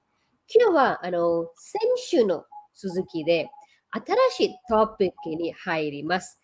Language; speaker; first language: Japanese; non-native, fluent; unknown